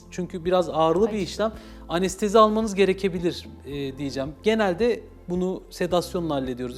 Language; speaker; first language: Turkish; native; Turkish